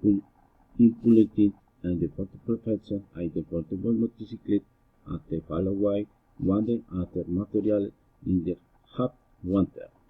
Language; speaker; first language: English; non-native, learner; Spanish